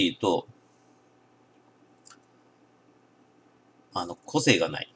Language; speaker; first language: Japanese; native; Japanese